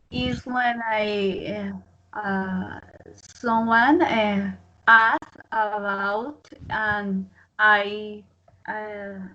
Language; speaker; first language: English; non-native, learner; Spanish